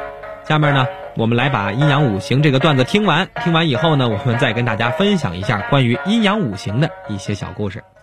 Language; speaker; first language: Chinese; native; Chinese